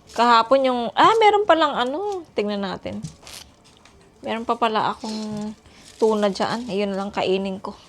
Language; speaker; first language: Filipino; native; Filipino